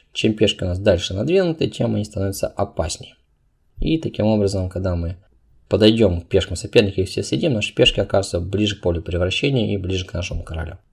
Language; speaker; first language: Russian; non-native, local second language; Uzbek